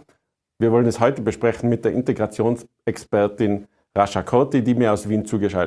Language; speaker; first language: German; native; German